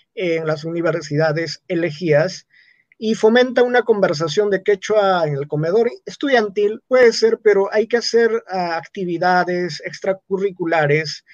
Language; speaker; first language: Spanish; non-native, local second language; Quechua